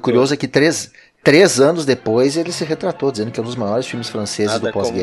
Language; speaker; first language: Portuguese; native; Portuguese